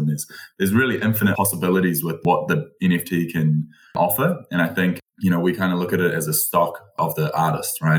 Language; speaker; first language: English; native; English